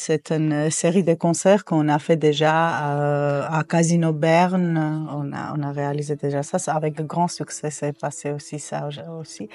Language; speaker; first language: French; non-native, fluent; Armenian